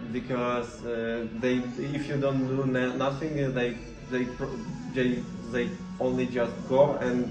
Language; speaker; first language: English; non-native, learner; Ukrainian